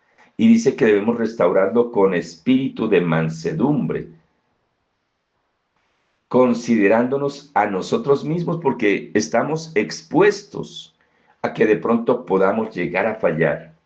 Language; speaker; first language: Spanish; native; Spanish